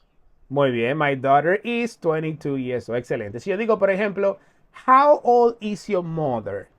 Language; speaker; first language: English; non-native, fluent; Spanish